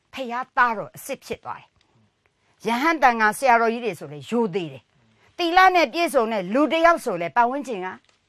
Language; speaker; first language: Burmese; native; Burmese